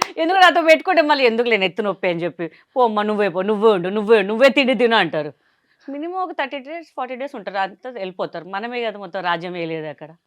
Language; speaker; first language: Telugu; non-native, local second language; Hindi